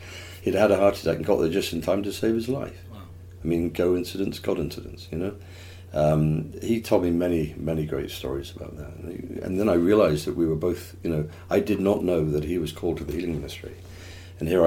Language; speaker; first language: English; native; English